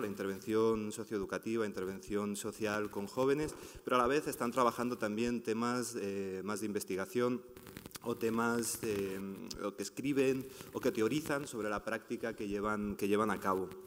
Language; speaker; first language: Spanish; native; Spanish